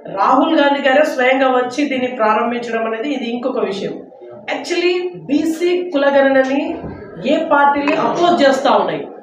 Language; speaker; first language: Telugu; native; Telugu